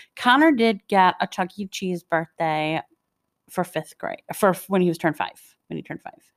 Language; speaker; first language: English; native; English